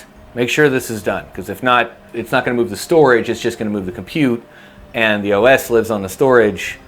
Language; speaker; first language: English; native; English